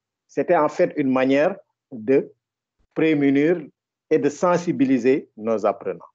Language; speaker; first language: French; non-native, local second language; Wolof